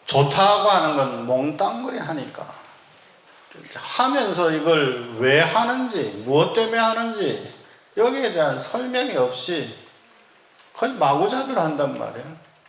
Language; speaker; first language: Korean; native; Korean